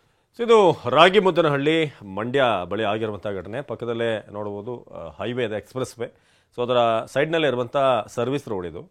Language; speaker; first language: Kannada; native; Kannada